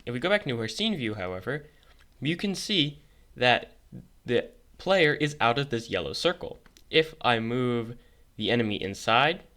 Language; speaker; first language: English; native; English